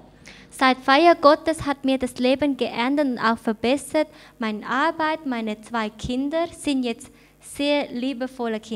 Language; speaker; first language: German; non-native, fluent; Thai